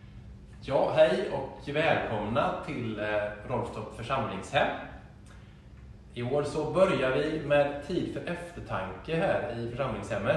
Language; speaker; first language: Swedish; native; Swedish